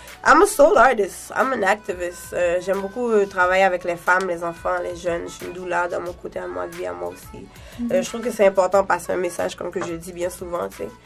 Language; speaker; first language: French; early bilingual, heritage; French